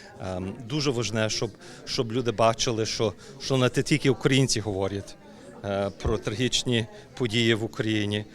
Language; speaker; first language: Ukrainian; early bilingual, heritage; Ukrainian